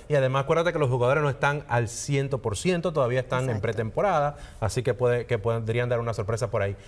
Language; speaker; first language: Spanish; native; Spanish